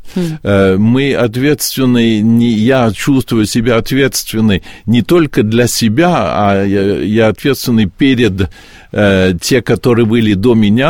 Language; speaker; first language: Russian; early bilingual, heritage; Russian